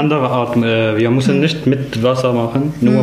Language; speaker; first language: German; non-native, learner; Arabic